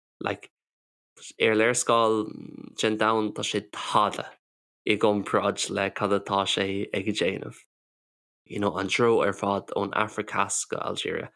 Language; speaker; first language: Irish; non-native, local second language; English